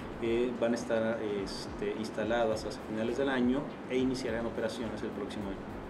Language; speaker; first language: Spanish; native; Spanish